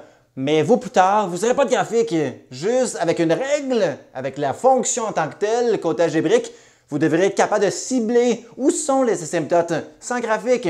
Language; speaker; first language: French; native; French